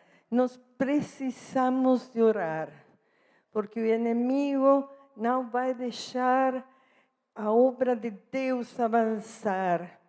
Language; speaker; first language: Portuguese; non-native, fluent; Spanish